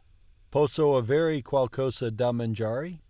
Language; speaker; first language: Italian; non-native, learner; English